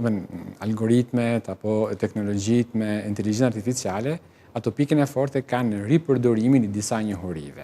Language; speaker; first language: Albanian; native; Albanian